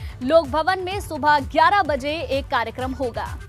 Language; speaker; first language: Hindi; native; Hindi